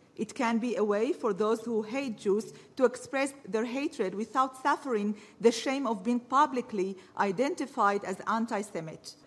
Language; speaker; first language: English; early bilingual, other home language; Arabic